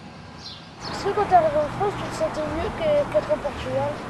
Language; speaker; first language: French; early bilingual, other home language; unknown